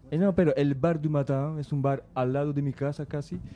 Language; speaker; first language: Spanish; non-native, learner; French